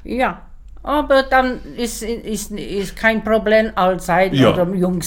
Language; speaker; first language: German; non-native, learner; Czech